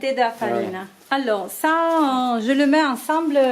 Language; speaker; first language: French; non-native, learner; Italian